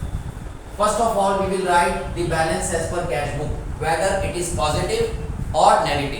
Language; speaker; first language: English; non-native, local second language; Hindi